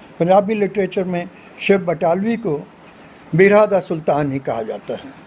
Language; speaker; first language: Hindi; non-native, local second language; Punjabi